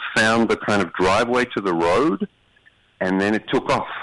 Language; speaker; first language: English; native; English